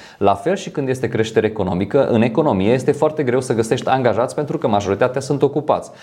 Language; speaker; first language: Romanian; non-native, fluent; French